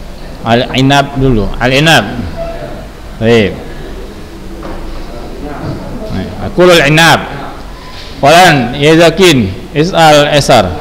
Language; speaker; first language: Arabic; non-native, fluent; Indonesian